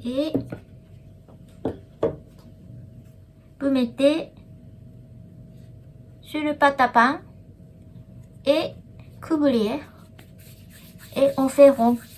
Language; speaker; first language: French; non-native, learner; Japanese